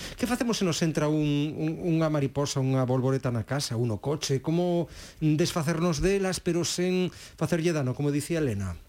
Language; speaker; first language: Galician; native; Galician